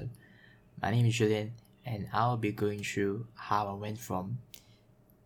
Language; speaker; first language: English; native; English